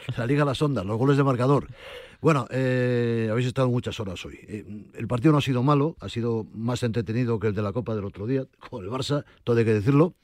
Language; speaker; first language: Spanish; native; Spanish